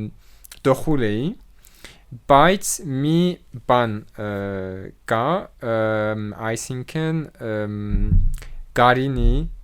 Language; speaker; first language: Armenian; non-native, learner; French